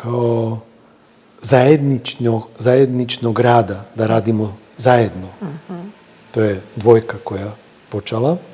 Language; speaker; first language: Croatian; non-native, fluent; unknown